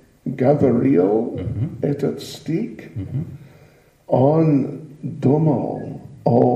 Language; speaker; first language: Russian; non-native, learner; English